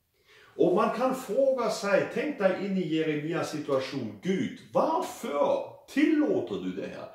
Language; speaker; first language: Swedish; non-native, fluent; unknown